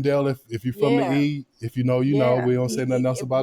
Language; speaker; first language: English; native; English